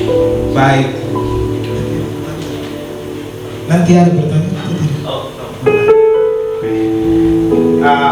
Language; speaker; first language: Indonesian; non-native, learner; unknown